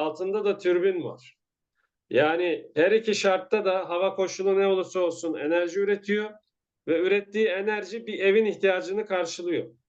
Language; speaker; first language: Turkish; native; Turkish